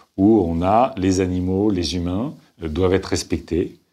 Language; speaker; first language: French; native; French